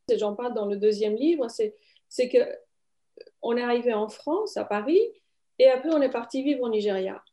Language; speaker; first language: French; non-native, fluent; Romanian